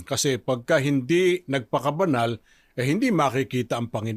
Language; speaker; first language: Filipino; native; Filipino